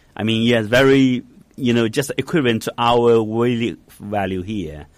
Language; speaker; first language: English; non-native, fluent; Chinese